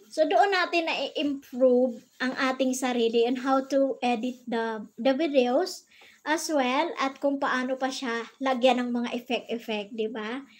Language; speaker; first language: Filipino; non-native, local second language; Bikol